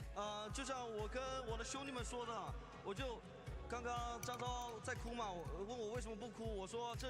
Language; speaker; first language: Chinese; native; Chinese